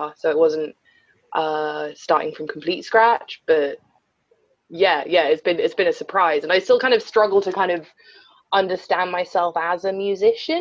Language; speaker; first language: English; native; English